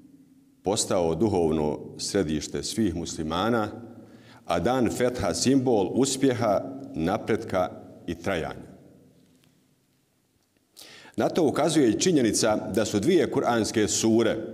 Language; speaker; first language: Bosnian; native; Bosnian